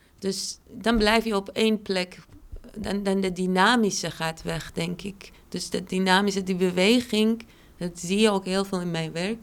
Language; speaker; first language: Dutch; non-native, fluent; Persian